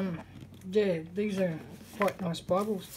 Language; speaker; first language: English; native; English